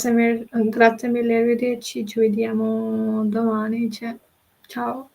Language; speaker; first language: Italian; non-native, learner; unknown